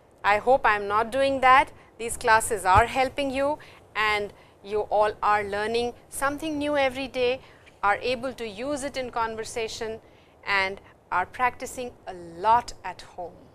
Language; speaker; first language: English; non-native, local second language; Hindi